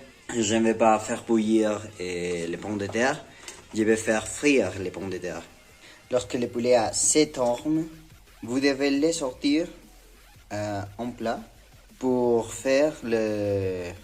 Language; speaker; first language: French; non-native, learner; Spanish